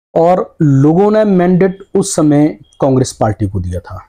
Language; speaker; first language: Hindi; native; Hindi